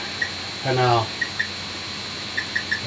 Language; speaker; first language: Spanish; non-native, learner; English